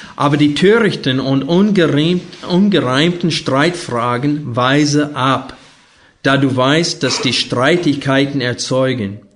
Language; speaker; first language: German; non-native, fluent; English